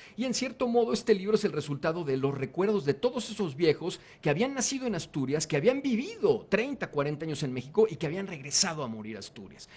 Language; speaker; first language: Spanish; native; Spanish